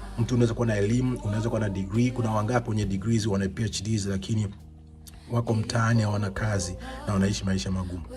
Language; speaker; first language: Swahili; native; Swahili